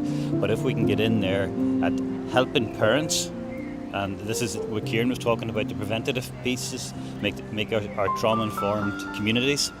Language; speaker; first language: English; native; English